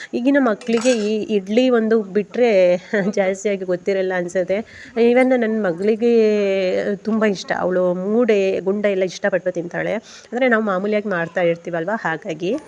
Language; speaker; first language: Kannada; non-native, local second language; Tulu